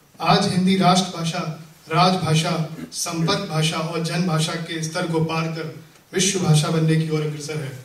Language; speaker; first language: Hindi; native; Hindi